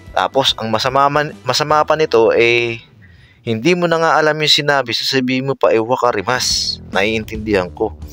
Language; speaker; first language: Filipino; native; Filipino